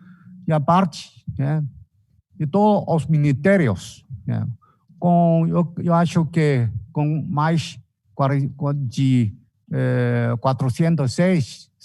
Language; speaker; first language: Portuguese; non-native, fluent; Chinese